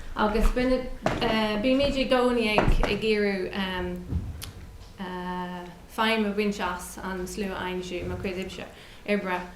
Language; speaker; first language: Irish; non-native, local second language; English